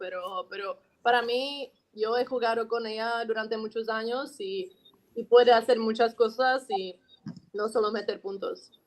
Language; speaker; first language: Spanish; non-native, fluent; Czech